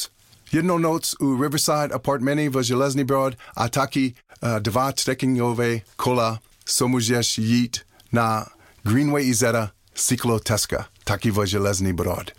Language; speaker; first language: Czech; non-native, fluent; English